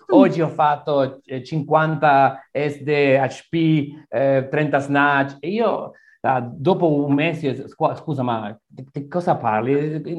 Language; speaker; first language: Italian; non-native, learner; Spanish